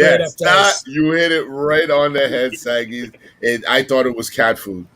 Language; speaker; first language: English; native; English